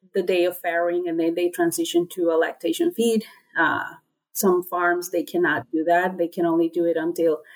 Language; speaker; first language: English; non-native, fluent; Spanish